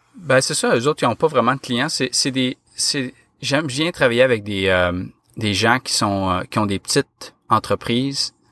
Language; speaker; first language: French; native; French